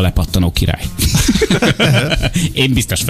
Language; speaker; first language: Hungarian; native; Hungarian